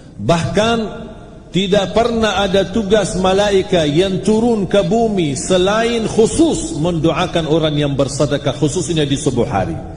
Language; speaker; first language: Malay; non-native, fluent; Arabic